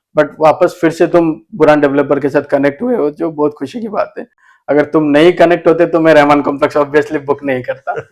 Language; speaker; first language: Hindi; non-native, local second language; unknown